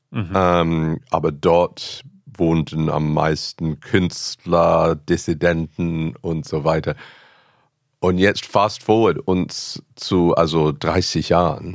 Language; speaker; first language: German; non-native, fluent; English